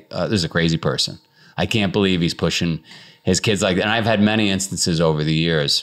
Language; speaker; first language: English; native; English